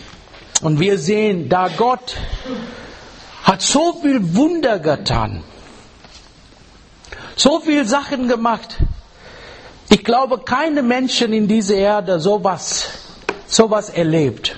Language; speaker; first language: German; non-native, learner; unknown